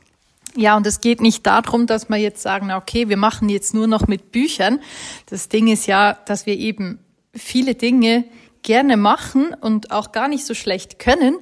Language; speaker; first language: German; native; German